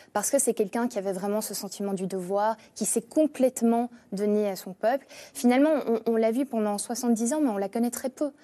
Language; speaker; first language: French; non-native, fluent; English